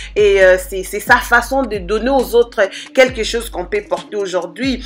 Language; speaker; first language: French; non-native, local second language; Lingala